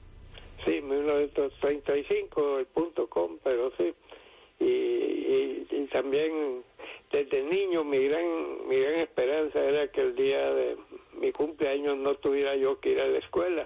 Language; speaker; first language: Spanish; native; Spanish